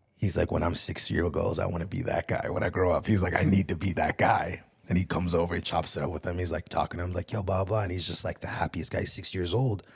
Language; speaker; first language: English; early bilingual, other home language; Spanish